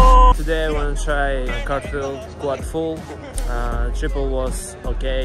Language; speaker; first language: English; non-native, learner; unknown